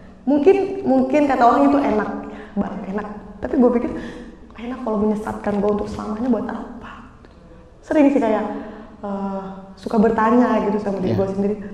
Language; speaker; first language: Indonesian; native; Indonesian